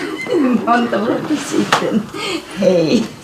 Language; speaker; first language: Finnish; early bilingual, heritage; English